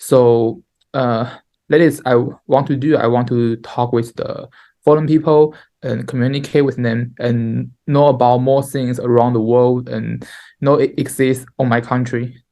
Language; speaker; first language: English; non-native, learner; Chinese